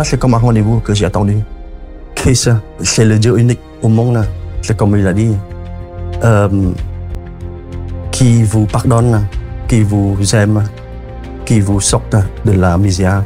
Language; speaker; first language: French; non-native, fluent; Khmer